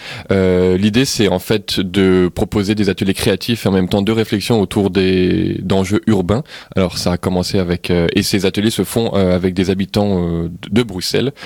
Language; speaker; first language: French; native; French